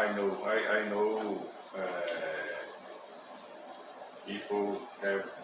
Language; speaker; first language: English; non-native, learner; Portuguese